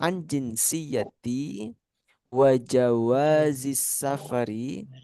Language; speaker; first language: Arabic; non-native, fluent; Indonesian